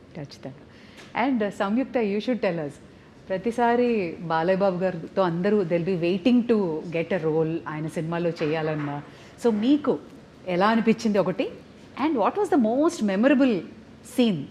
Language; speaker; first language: Telugu; native; Telugu